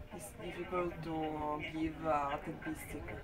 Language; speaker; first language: English; non-native, learner; Italian